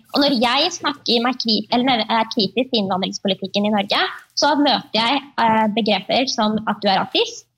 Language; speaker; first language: Norwegian; early bilingual, other home language; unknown